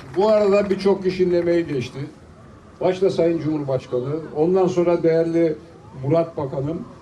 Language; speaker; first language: Turkish; native; Turkish